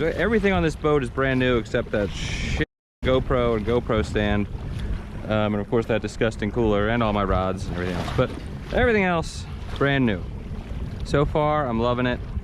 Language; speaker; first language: English; native; English